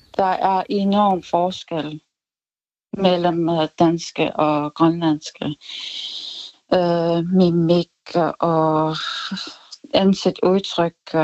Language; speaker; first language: Danish; non-native, local second language; Kalaallisut